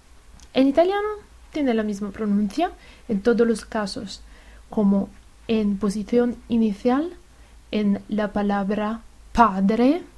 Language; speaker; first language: Spanish; non-native, fluent; Italian